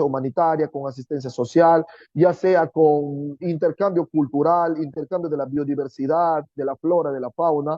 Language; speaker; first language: Spanish; native; Spanish